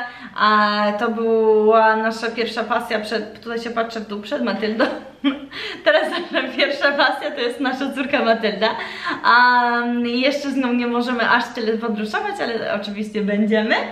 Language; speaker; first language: Polish; early bilingual, heritage; Polish